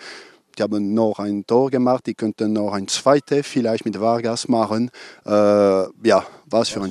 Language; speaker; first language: German; non-native, fluent; French